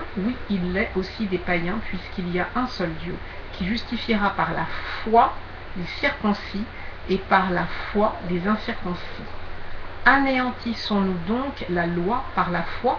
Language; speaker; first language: French; native; French